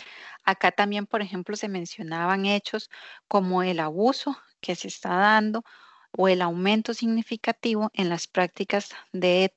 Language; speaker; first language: Spanish; native; Spanish